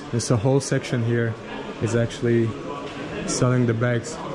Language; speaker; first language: English; non-native, fluent; Azerbaijani